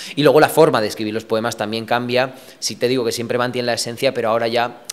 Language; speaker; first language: Spanish; early bilingual, other home language; Romanian